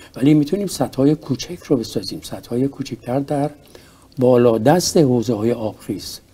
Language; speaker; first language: Persian; native; Persian